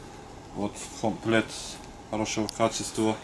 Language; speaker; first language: Russian; non-native, local second language; Turkish